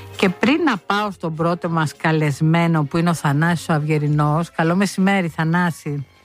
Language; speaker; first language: Greek; native; Greek